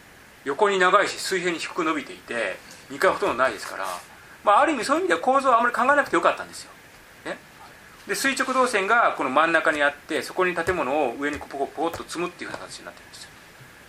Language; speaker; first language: Japanese; native; Japanese